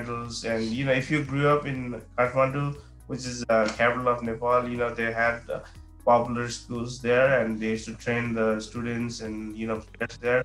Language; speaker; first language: English; non-native, local second language; Nepali